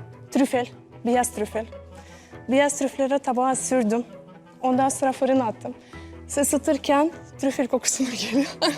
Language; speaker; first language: Turkish; non-native, fluent; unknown